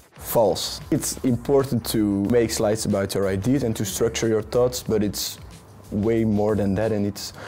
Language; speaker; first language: English; non-native, fluent; Dutch